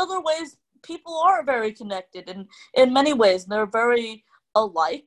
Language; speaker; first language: English; non-native, local second language; Cantonese